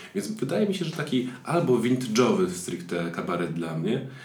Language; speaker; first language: Polish; native; Polish